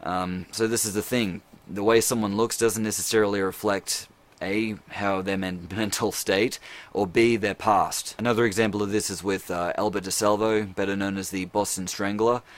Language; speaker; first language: English; native; English